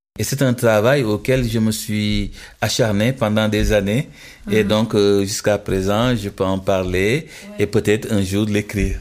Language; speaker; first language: French; non-native, local second language; Wolof